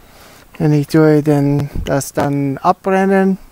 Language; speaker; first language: German; early bilingual, heritage; English